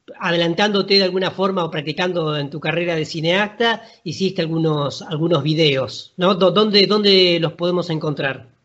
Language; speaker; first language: Spanish; native; Spanish